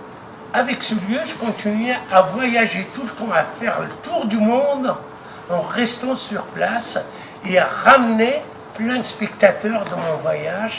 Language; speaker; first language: French; early bilingual, other home language; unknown